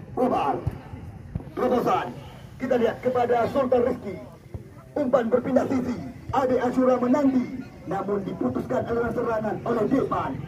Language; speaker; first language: Indonesian; non-native, local second language; Achinese